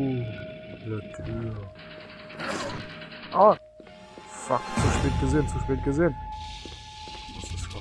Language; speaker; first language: German; native; German